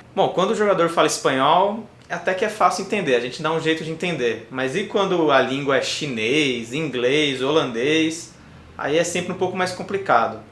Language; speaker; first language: Portuguese; native; Portuguese